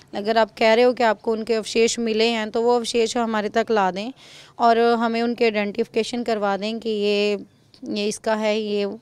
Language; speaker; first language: Hindi; non-native, local second language; Punjabi